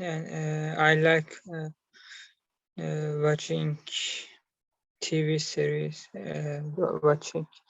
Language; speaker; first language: English; non-native, learner; Turkish